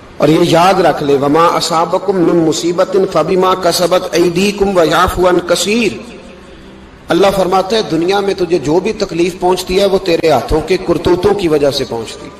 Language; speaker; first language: Urdu; non-native, local second language; Punjabi